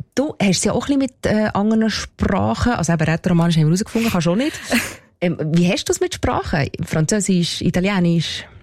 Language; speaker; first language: German; native; German